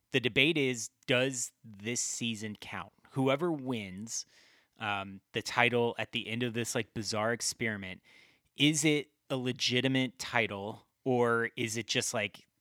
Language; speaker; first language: English; native; English